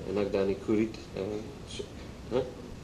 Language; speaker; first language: Russian; non-native, learner; English